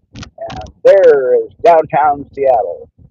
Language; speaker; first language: English; native; English